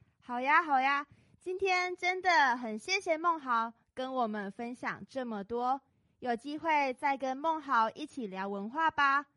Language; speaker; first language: Chinese; native; Chinese